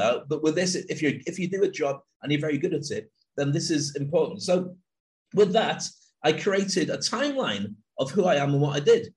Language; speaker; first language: English; native; English